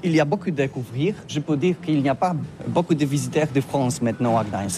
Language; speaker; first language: French; non-native, learner; Polish